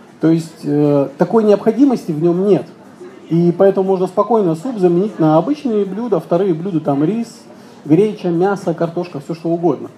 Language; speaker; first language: Russian; native; Russian